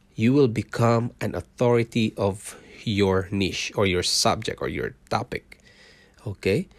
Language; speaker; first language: English; non-native, local second language; Cebuano